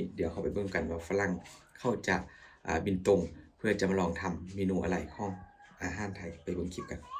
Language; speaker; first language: Thai; non-native, local second language; Northeastern Thai